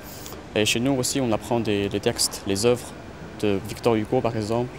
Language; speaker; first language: French; non-native, fluent; Chinese